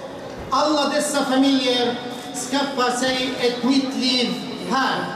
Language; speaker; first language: Swedish; non-native, fluent; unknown